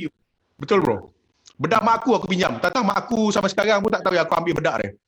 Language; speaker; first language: Malay; native; Malay